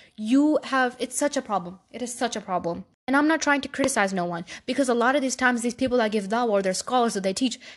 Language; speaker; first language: English; native; English